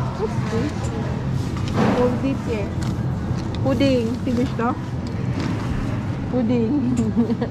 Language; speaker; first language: English; non-native, learner; Filipino